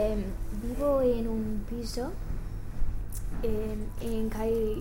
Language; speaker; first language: Spanish; non-native, learner; English